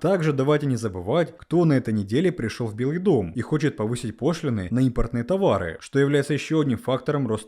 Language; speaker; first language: Russian; native; Russian